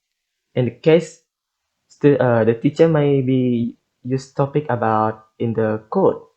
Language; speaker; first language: English; non-native, learner; Indonesian